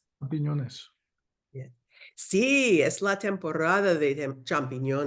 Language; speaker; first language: Spanish; non-native, learner; English